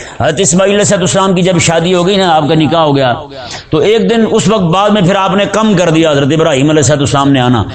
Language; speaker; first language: Urdu; non-native, local second language; Punjabi